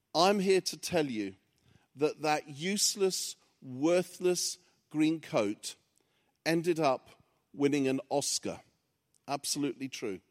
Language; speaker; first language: English; early bilingual, other home language; Greek